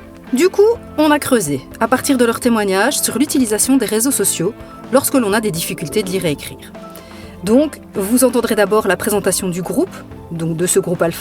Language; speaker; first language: French; native; French